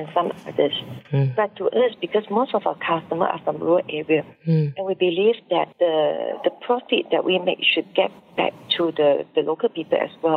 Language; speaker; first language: English; non-native, local second language; Min Nan Chinese